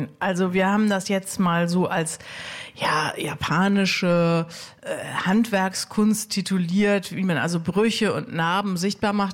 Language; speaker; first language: German; native; German